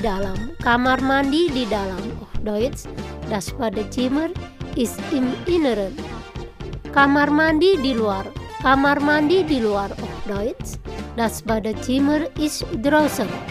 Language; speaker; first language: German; non-native, fluent; Indonesian